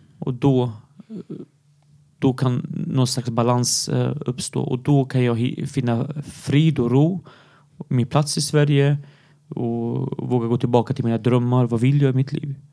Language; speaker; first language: Swedish; early bilingual, other home language; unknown